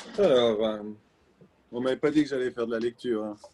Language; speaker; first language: French; native; French